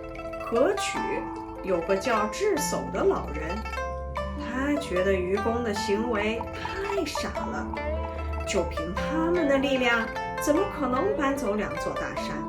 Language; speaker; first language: Chinese; native; Chinese